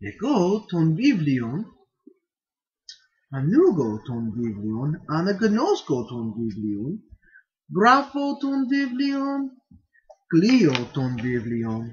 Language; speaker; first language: Greek; non-native, fluent; English